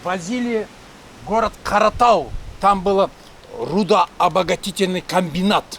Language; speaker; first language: Russian; non-native, local second language; Kazakh